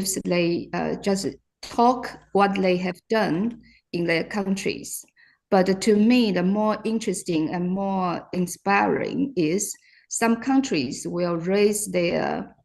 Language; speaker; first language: English; non-native, fluent; Chinese